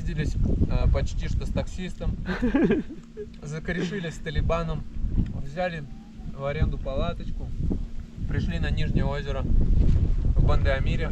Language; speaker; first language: Russian; native; Russian